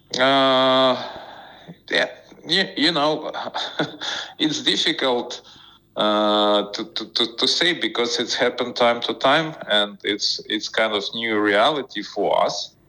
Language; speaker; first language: English; non-native, fluent; Ukrainian